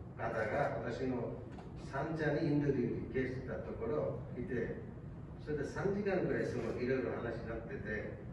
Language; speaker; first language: Japanese; non-native, fluent; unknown